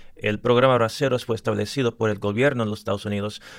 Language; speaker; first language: Spanish; early bilingual, other home language; English